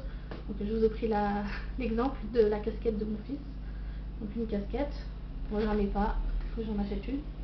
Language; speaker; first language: French; native; French